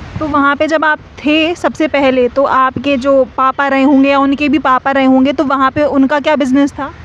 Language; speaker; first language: Hindi; native; Hindi